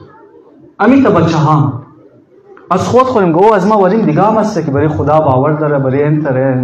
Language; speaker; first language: Persian; native; Persian